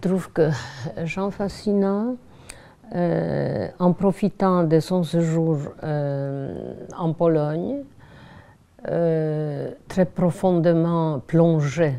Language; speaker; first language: French; non-native, fluent; Polish